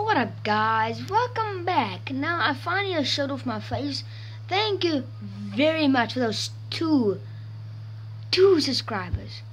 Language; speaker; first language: English; native; English